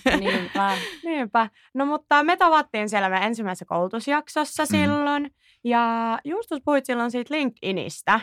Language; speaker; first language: Finnish; native; Finnish